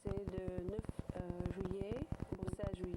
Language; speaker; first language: French; non-native, learner; English